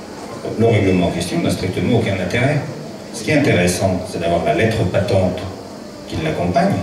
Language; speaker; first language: French; native; French